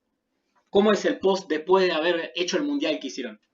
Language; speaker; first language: Spanish; native; Spanish